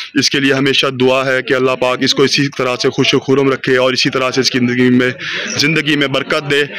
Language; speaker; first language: Urdu; non-native, local second language; Saraiki